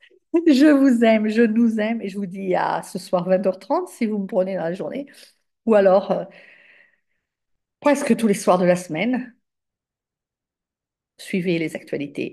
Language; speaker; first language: French; native; French